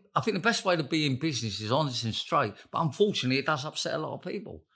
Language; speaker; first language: English; native; English